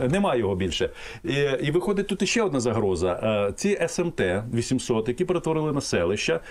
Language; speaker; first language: Ukrainian; native; Ukrainian